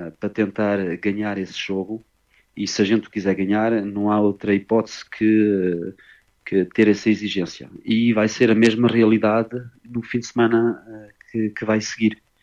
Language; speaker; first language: Portuguese; early bilingual, heritage; Portuguese